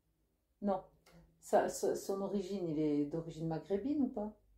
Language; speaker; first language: French; native; French